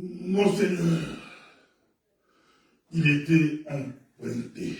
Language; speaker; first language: French; non-native, local second language; Lingala